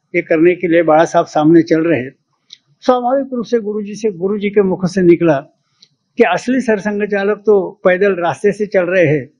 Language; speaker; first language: Hindi; non-native, local second language; Marathi